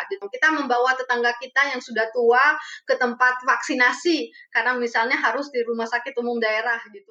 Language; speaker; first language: Indonesian; early bilingual, other home language; Romanian